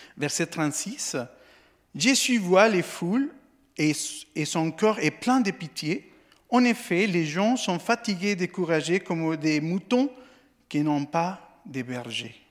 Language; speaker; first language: French; non-native, fluent; Spanish